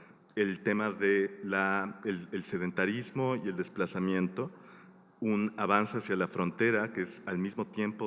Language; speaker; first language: Spanish; native; Spanish